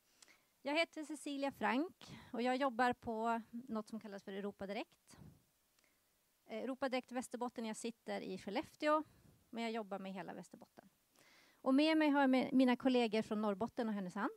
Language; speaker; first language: Swedish; native; Swedish